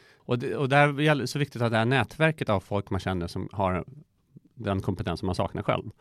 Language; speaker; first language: Swedish; early bilingual, other home language; Persian